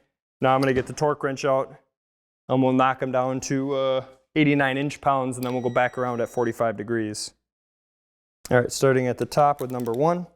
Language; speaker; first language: English; native; English